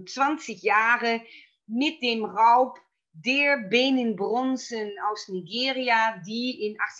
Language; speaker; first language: German; non-native, fluent; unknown